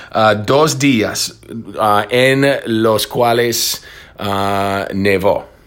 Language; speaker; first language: Spanish; non-native, fluent; English